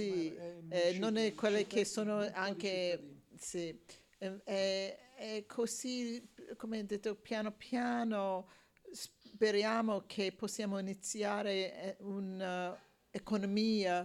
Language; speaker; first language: Italian; non-native, learner; English